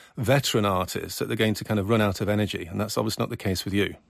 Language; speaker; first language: English; native; English